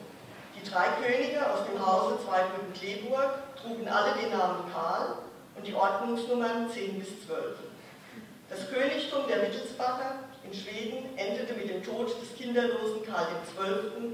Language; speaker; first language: German; native; German